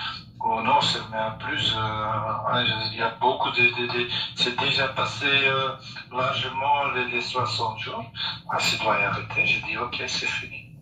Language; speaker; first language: French; non-native, local second language; Dutch